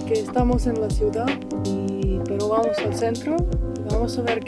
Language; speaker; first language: Spanish; non-native, learner; Estonian